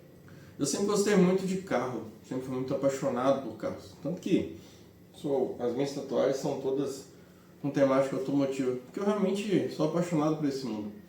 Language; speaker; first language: Portuguese; native; Portuguese